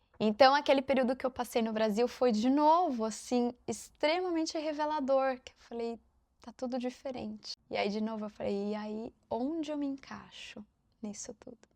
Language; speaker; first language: Portuguese; native; Portuguese